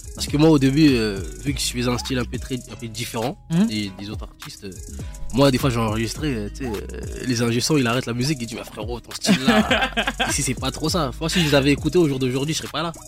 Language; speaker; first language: French; non-native, local second language; Lingala